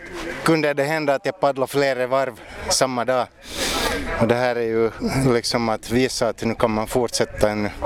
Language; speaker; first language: Swedish; native; Swedish